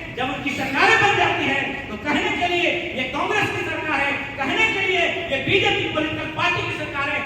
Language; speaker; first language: Hindi; native; Hindi